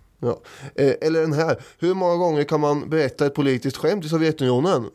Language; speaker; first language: Swedish; native; Swedish